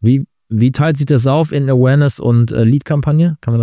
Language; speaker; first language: German; native; German